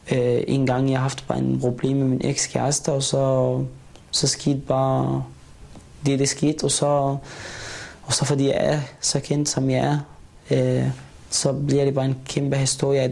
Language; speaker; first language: Danish; non-native, fluent; Arabic